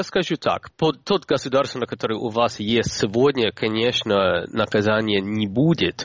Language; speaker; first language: Russian; non-native, fluent; English